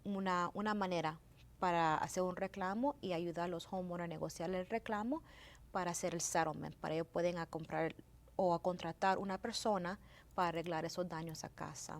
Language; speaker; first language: Spanish; early bilingual, heritage; Spanish